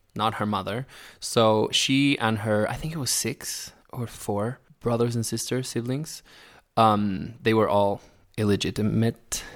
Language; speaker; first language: English; non-native, fluent; Spanish